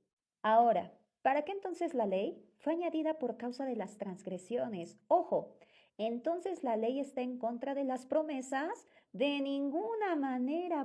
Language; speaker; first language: Spanish; native; Spanish